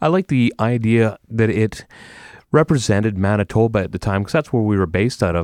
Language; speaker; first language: English; native; English